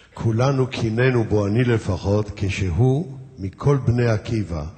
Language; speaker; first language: Hebrew; early bilingual, other home language; Yiddish